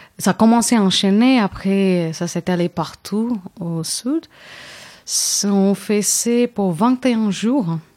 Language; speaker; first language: French; non-native, fluent; Tamil